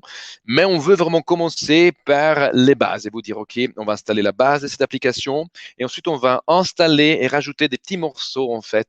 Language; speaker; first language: French; native; French